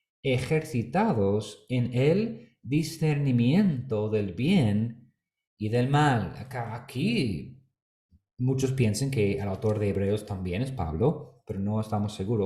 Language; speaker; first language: Spanish; non-native, fluent; English